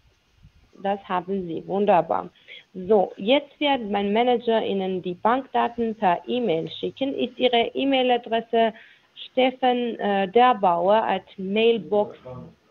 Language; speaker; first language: German; non-native, learner; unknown